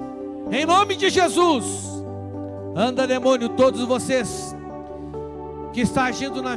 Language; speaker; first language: Portuguese; native; Portuguese